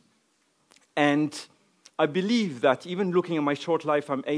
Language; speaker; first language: English; non-native, fluent; French